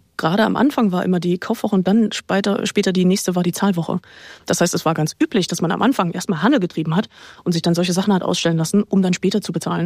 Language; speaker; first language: German; native; German